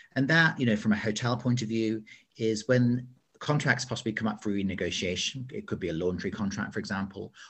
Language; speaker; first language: English; native; English